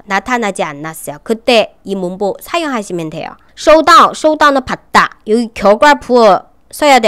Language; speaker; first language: Korean; non-native, local second language; Chinese